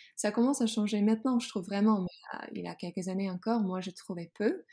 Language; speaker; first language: French; non-native, fluent; Dutch